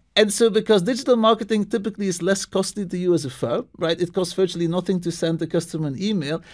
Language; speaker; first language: English; non-native, fluent; Dutch